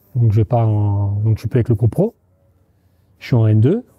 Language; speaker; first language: French; native; French